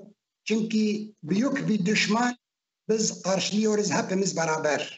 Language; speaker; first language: Turkish; non-native, fluent; Arabic